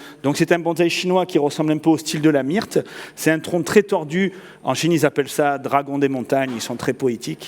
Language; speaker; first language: French; native; French